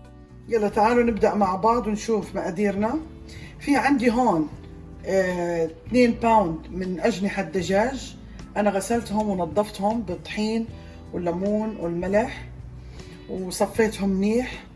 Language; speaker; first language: Arabic; native; Arabic